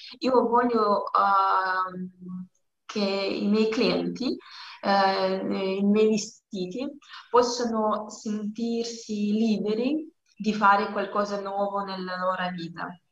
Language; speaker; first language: Italian; non-native, learner; Russian